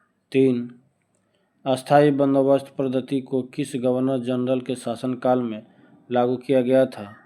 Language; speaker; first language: Hindi; native; Hindi